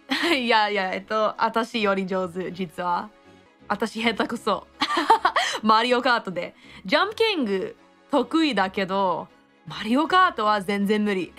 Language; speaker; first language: Japanese; non-native, fluent; English